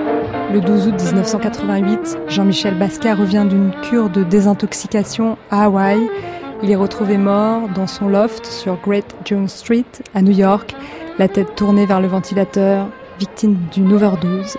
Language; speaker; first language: French; native; French